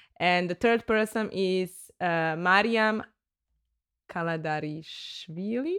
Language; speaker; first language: English; non-native, fluent; Serbian